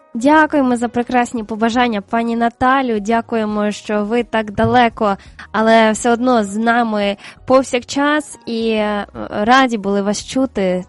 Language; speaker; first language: Ukrainian; native; Ukrainian